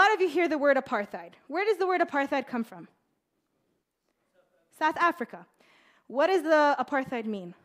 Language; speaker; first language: English; native; English